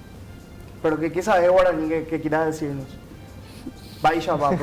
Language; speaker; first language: Spanish; native; Spanish